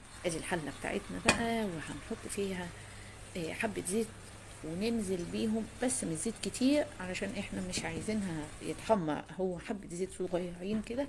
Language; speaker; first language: Arabic; native; Arabic